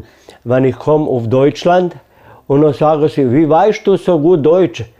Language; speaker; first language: German; early bilingual, heritage; German